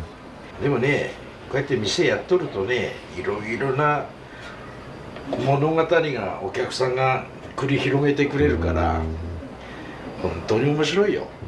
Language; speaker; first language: Japanese; native; Japanese